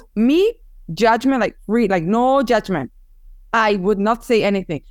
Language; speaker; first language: English; non-native, fluent; Spanish